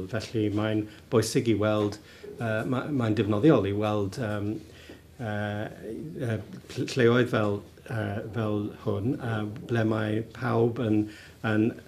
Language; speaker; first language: Welsh; non-native, local second language; English